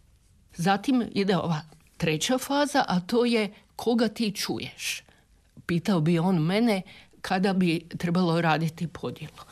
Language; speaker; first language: Serbian; native; Serbian